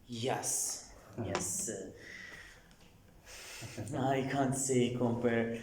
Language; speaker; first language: English; non-native, learner; Turkish